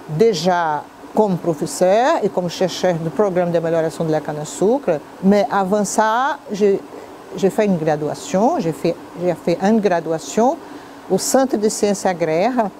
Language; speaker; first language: French; non-native, fluent; Portuguese